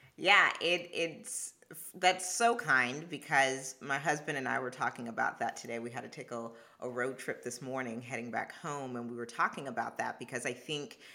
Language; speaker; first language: English; early bilingual, other home language; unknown